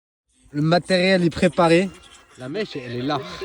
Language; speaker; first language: French; native; French